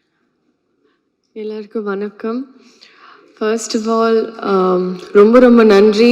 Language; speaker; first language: Tamil; non-native, learner; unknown